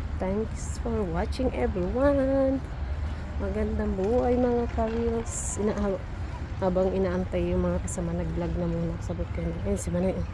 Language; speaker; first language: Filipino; non-native, local second language; Bikol